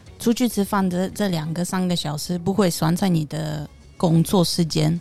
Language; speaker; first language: Chinese; non-native, fluent; Polish